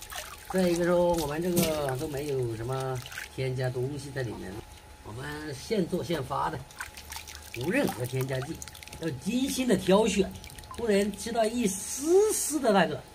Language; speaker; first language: Chinese; native; Chinese